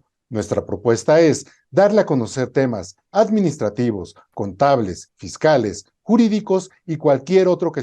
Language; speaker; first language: Spanish; native; Spanish